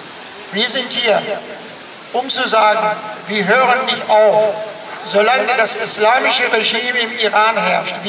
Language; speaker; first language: German; non-native, fluent; Persian